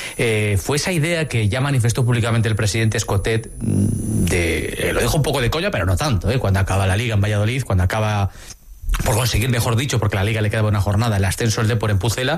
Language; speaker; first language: Spanish; native; Spanish